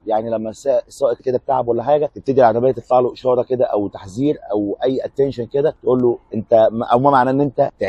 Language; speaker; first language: Arabic; native; Arabic